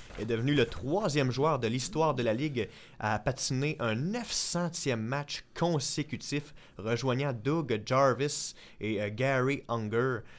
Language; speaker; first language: French; native; French